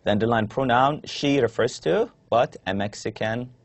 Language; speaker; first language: English; non-native, fluent; Arabic